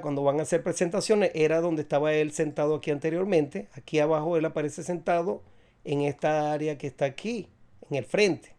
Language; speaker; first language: Spanish; native; Spanish